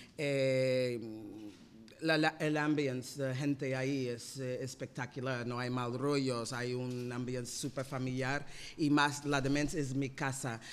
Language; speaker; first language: Spanish; non-native, fluent; English